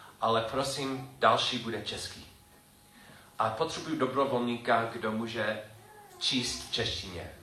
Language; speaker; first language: Czech; non-native, learner; English